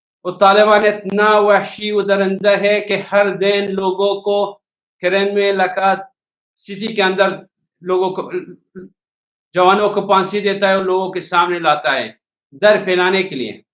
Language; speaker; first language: Hindi; non-native, learner; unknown